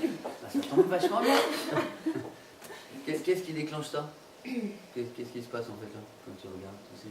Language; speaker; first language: French; native; French